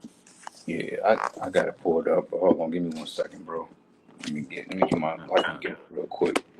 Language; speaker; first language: English; native; English